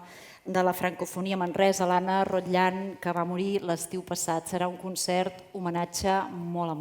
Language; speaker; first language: Catalan; native; Catalan